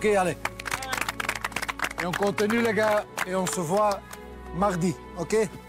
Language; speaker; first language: French; non-native, local second language; Dutch